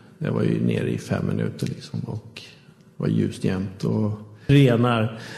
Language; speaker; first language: Swedish; native; Swedish